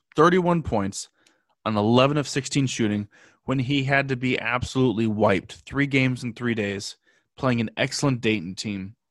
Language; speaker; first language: English; native; English